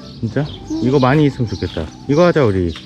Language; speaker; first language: Korean; native; Korean